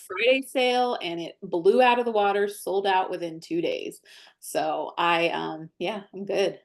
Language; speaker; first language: English; native; English